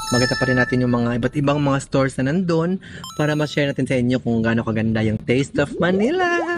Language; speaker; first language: Filipino; non-native, local second language; Cebuano